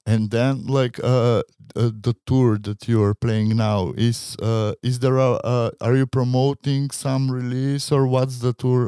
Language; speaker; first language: English; non-native, fluent; Macedonian